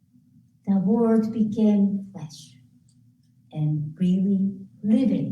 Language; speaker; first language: English; non-native, fluent; Japanese